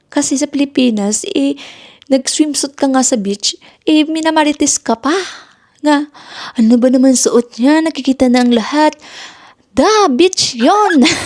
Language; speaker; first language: Filipino; non-native, local second language; Hiligaynon